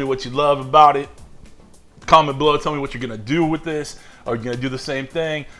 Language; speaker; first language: English; native; English